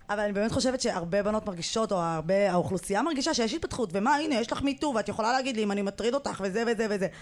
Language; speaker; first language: Hebrew; native; Hebrew